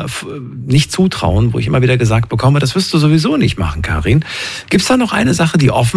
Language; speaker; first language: German; native; German